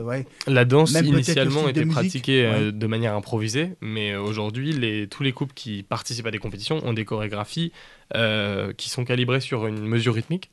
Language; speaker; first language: French; native; French